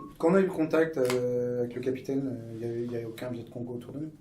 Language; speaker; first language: French; native; French